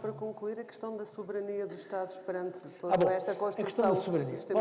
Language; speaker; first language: Portuguese; native; Portuguese